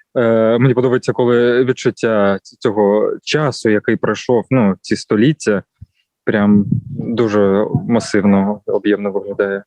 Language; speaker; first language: Ukrainian; non-native, local second language; Russian